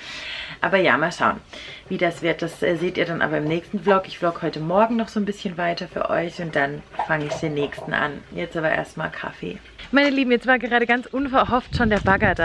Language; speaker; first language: German; native; German